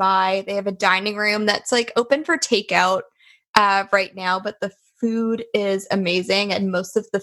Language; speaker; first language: English; native; English